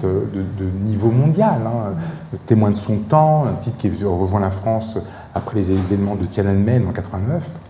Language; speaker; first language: French; native; French